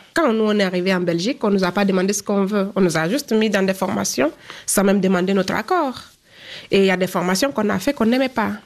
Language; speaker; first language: French; non-native, fluent; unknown